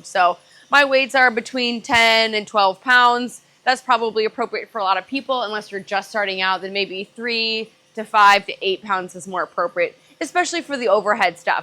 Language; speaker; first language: English; native; English